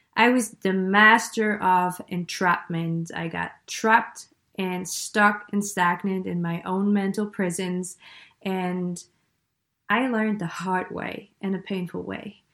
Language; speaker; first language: English; non-native, fluent; German